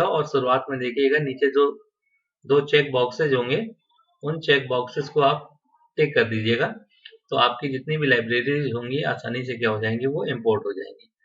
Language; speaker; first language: Hindi; native; Hindi